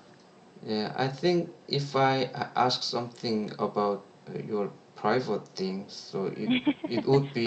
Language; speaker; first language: English; non-native, learner; Korean